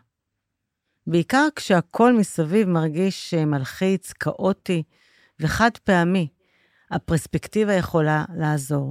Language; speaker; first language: Hebrew; native; Hebrew